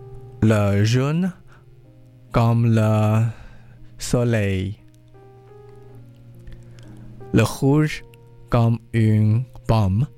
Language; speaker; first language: French; non-native, learner; English